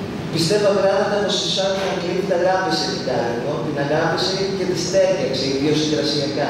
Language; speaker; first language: Greek; native; Greek